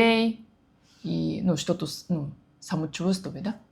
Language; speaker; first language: Russian; non-native, learner; Japanese